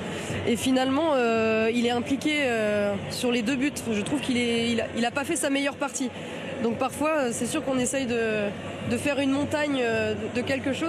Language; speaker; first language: French; native; French